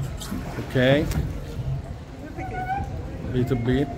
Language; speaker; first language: English; non-native, learner; Italian